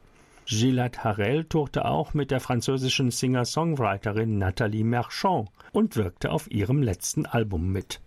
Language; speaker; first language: German; native; German